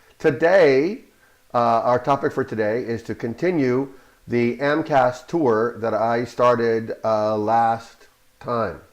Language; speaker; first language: English; native; English